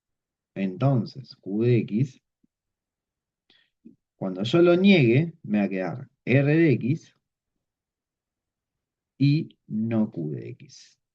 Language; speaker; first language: Spanish; native; Spanish